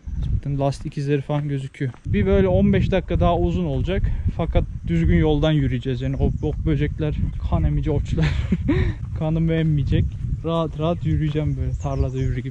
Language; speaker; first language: Turkish; native; Turkish